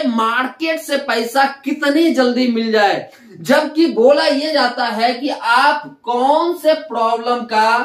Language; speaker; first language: Hindi; native; Hindi